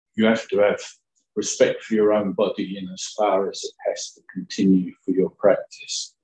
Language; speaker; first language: English; native; English